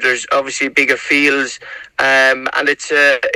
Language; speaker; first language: English; native; English